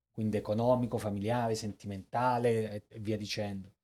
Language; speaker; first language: Italian; native; Italian